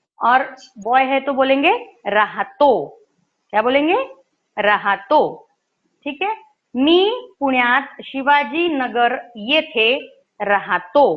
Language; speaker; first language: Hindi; non-native, local second language; Marathi